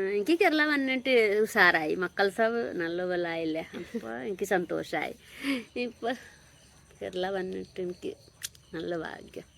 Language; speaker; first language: Malayalam; non-native, local second language; Hindi